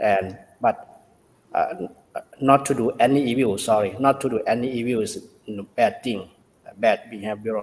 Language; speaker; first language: English; non-native, learner; Thai